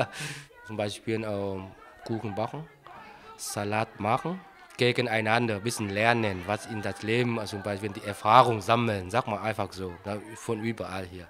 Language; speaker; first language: German; non-native, learner; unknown